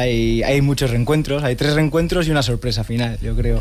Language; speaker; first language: Spanish; native; Spanish